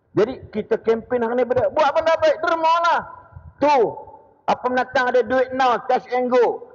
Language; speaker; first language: Malay; native; Malay